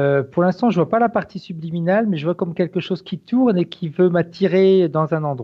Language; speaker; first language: French; native; French